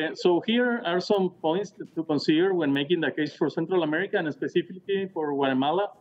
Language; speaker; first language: English; non-native, fluent; Spanish